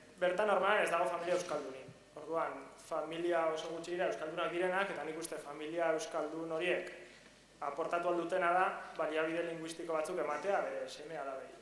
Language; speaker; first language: Basque; non-native, local second language; Spanish